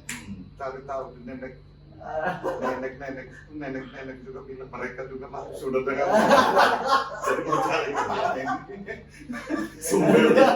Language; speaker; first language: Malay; non-native, local second language; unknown